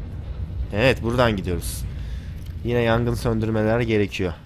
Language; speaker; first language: Turkish; native; Turkish